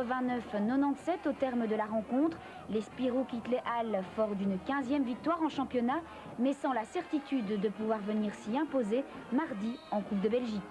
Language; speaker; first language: French; native; French